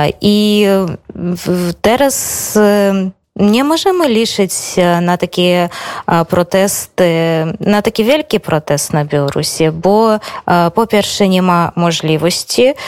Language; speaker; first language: Polish; non-native, fluent; Belarusian